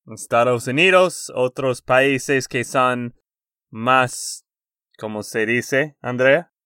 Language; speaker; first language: Spanish; non-native, fluent; English